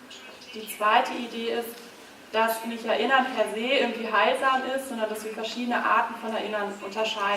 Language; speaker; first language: German; native; German